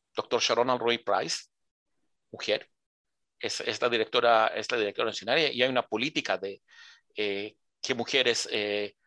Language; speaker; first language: Spanish; early bilingual, heritage; Spanish